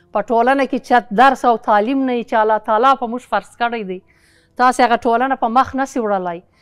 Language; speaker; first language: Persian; non-native, local second language; Pashto